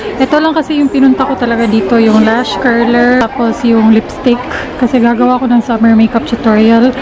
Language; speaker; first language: Filipino; non-native, local second language; Cebuano